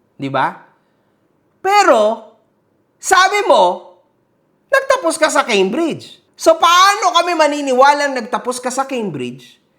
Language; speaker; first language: Filipino; early bilingual, heritage; Filipino